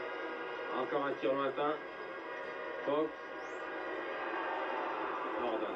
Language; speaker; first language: French; native; French